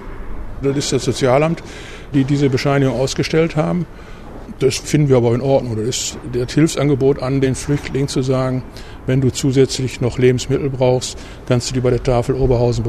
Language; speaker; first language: German; native; German